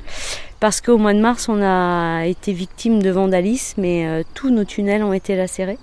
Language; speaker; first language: French; native; French